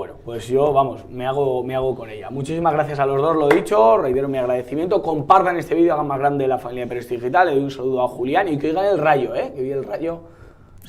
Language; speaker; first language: Spanish; native; Spanish